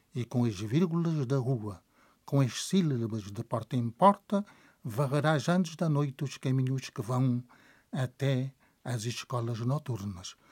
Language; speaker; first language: Portuguese; non-native, local second language; Kabuverdianu